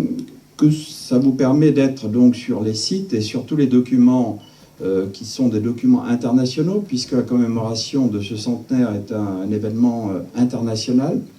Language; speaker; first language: French; native; French